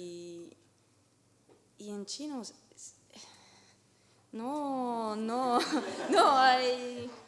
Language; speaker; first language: Spanish; non-native, learner; French